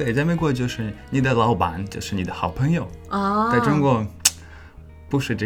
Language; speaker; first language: Chinese; non-native, learner; English